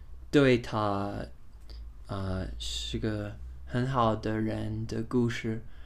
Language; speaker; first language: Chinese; non-native, learner; English